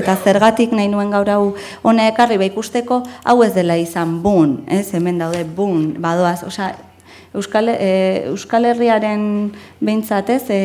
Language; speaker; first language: Basque; non-native, local second language; Spanish